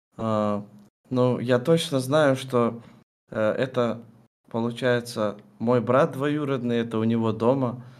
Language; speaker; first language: Russian; native; Russian